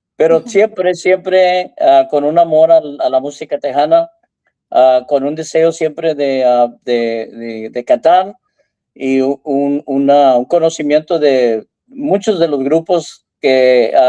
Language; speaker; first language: Spanish; early bilingual, heritage; Spanish